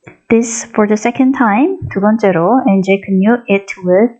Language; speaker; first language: English; non-native, fluent; Korean